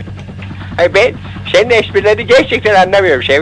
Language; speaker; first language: Turkish; native; Turkish